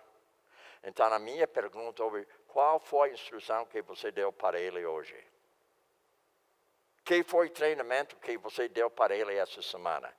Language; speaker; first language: Portuguese; non-native, fluent; English